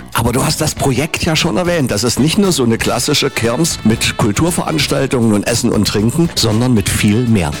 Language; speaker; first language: German; native; German